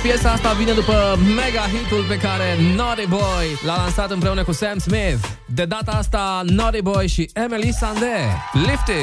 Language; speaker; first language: Romanian; native; Romanian